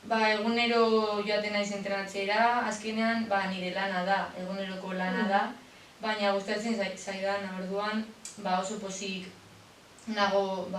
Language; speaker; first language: Basque; non-native, local second language; Spanish